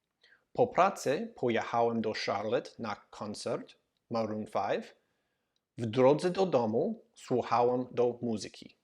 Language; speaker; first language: Polish; non-native, learner; English